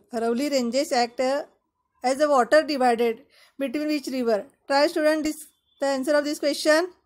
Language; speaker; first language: English; non-native, local second language; Marathi